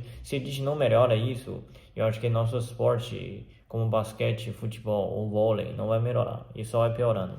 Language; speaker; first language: Portuguese; non-native, learner; Chinese